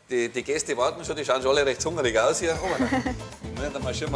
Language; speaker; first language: German; native; German